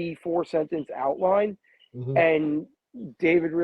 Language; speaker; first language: English; native; English